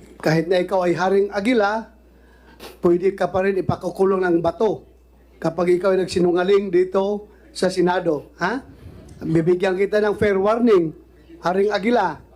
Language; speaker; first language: Filipino; non-native, local second language; Cebuano